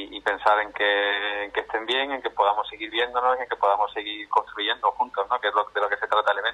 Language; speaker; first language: Spanish; native; Spanish